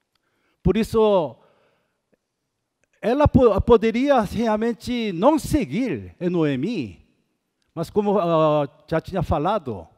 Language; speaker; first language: Portuguese; non-native, fluent; Korean